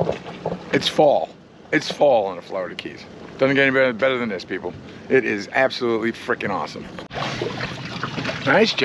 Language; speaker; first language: English; native; English